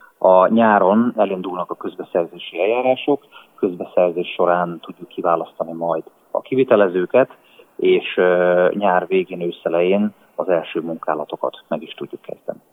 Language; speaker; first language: Hungarian; native; Hungarian